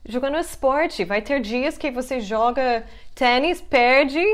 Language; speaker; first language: Portuguese; non-native, fluent; English